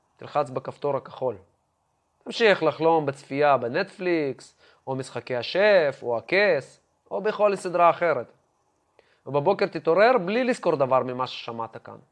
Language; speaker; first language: Hebrew; non-native, fluent; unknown